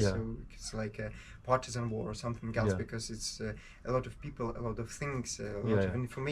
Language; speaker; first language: English; non-native, learner; Ukrainian